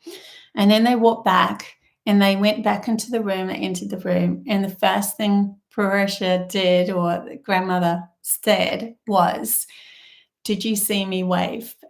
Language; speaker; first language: English; native; English